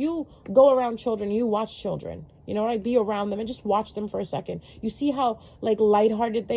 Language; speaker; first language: English; native; English